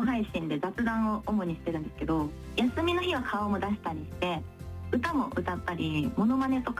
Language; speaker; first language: Japanese; native; Japanese